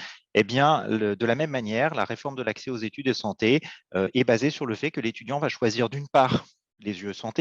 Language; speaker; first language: French; native; French